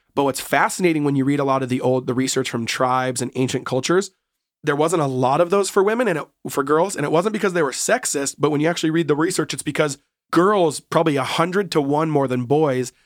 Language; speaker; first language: English; native; English